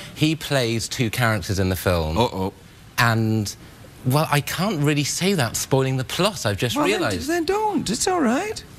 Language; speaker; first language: English; native; English